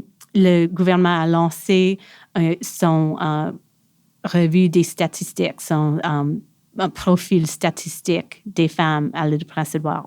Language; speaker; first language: French; non-native, local second language; English